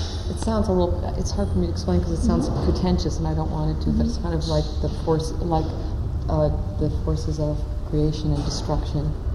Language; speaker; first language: English; native; English